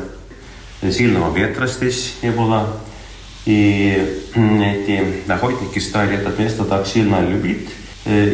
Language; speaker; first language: Russian; non-native, local second language; Estonian